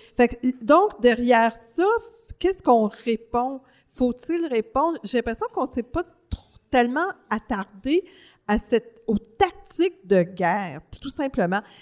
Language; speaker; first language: French; native; French